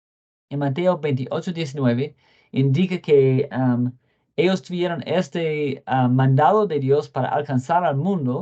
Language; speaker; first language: Spanish; non-native, fluent; English